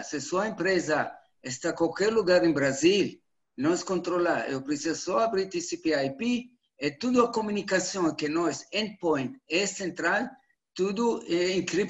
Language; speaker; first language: Portuguese; non-native, learner; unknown